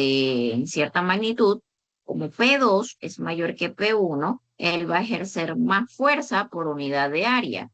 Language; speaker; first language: Spanish; native; Spanish